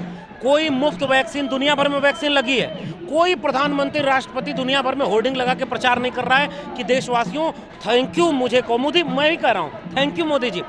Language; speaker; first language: Hindi; native; Hindi